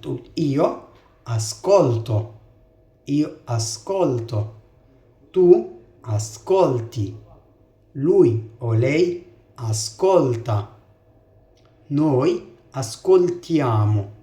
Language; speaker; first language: Italian; non-native, fluent; Arabic